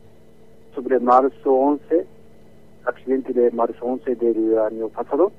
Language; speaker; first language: Spanish; non-native, learner; Japanese